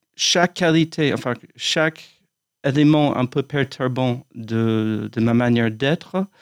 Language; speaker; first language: French; non-native, fluent; English